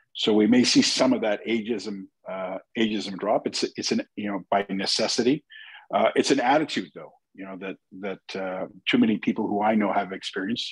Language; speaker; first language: English; native; English